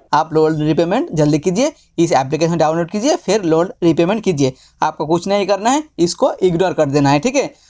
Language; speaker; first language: Hindi; non-native, local second language; Bangla